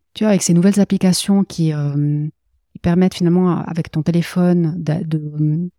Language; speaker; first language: French; native; French